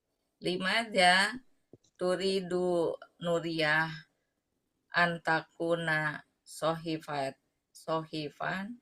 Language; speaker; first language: Arabic; non-native, learner; Indonesian